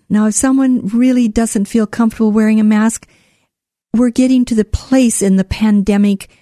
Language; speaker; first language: English; native; English